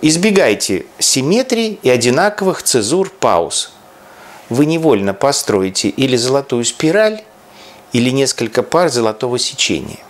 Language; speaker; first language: Russian; native; Russian